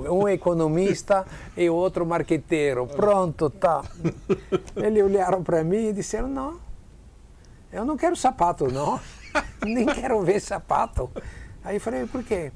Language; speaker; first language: Portuguese; non-native, fluent; Italian